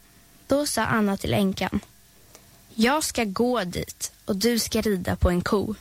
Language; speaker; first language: Swedish; native; Swedish